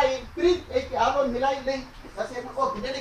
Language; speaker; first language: Greek; non-native, learner; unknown